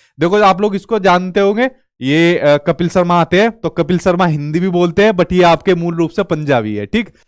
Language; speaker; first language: Hindi; native; Hindi